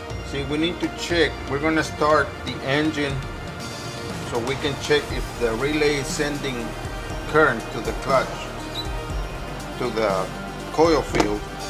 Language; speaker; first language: English; non-native, fluent; Spanish